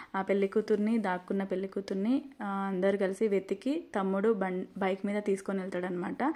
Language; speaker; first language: Telugu; non-native, local second language; Lambadi